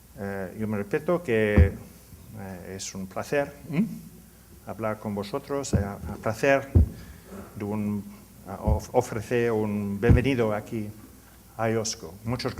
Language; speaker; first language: Spanish; non-native, learner; English